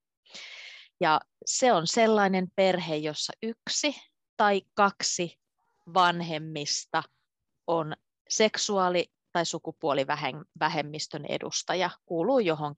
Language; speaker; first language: Finnish; native; Finnish